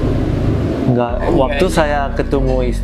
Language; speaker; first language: Indonesian; non-native, learner; Korean